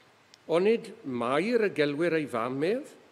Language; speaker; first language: Welsh; native; Welsh